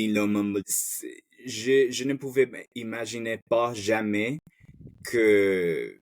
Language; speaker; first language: French; non-native, fluent; Spanish